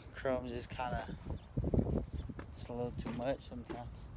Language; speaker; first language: English; native; English